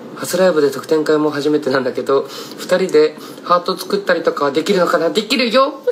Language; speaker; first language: Japanese; native; Japanese